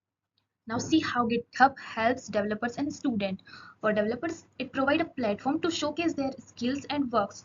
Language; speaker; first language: English; non-native, local second language; Hindi